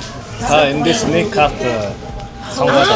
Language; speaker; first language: Mongolian; non-native, fluent; Korean